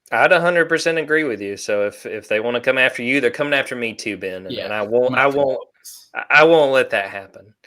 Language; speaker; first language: English; native; English